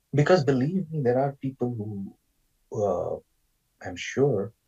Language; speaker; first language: English; non-native, local second language; Marathi